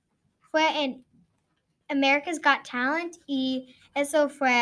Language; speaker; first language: Spanish; non-native, learner; English